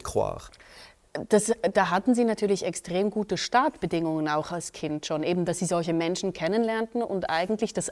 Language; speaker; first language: German; native; German